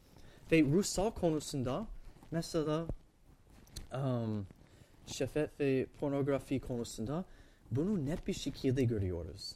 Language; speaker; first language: Turkish; non-native, fluent; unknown